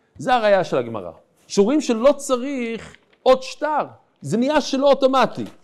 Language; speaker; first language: Hebrew; non-native, fluent; English